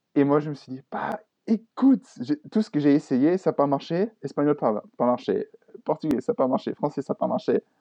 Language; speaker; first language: French; non-native, fluent; German